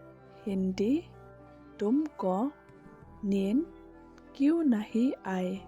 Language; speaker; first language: Hindi; non-native, local second language; Khasi